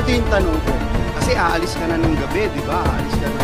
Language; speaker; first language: Filipino; native; Filipino